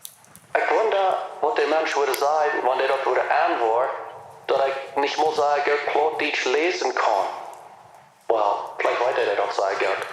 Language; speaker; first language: German; non-native, learner; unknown